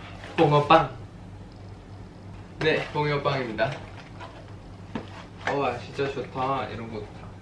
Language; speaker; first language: Korean; non-native, fluent; Thai